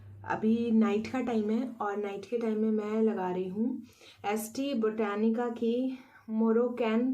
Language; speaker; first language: Hindi; native; Hindi